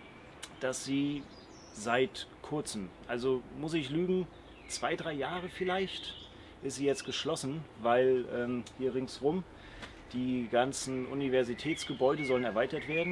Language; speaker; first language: German; native; German